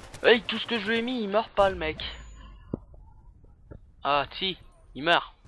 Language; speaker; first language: French; native; French